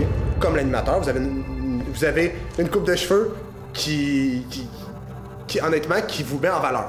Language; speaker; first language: French; native; French